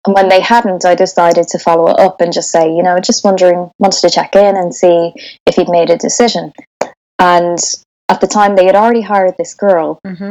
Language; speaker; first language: English; native; English